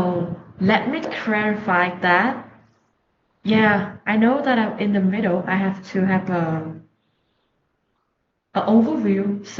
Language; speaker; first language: English; non-native, learner; Vietnamese